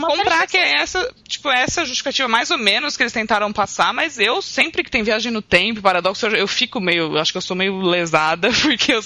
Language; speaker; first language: Portuguese; native; Portuguese